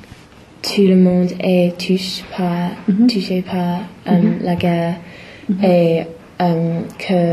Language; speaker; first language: French; non-native, learner; English